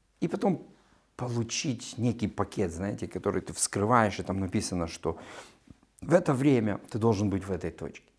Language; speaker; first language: Russian; native; Russian